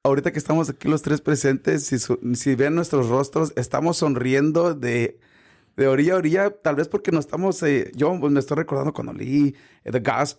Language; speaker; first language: Spanish; early bilingual, heritage; Spanish